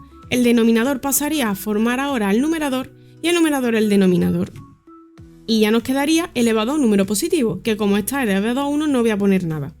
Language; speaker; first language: Spanish; native; Spanish